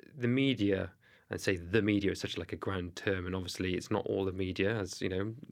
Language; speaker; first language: English; native; English